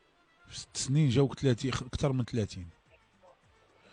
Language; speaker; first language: Arabic; native; Arabic